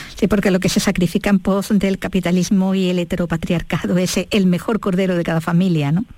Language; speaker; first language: Spanish; native; Spanish